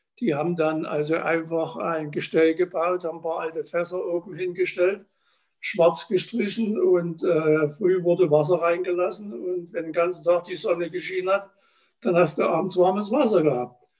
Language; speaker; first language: German; native; German